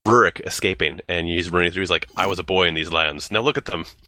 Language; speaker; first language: English; native; English